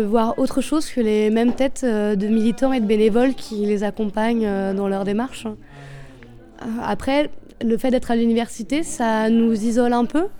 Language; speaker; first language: French; native; French